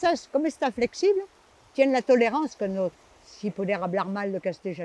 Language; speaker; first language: Spanish; non-native, learner; French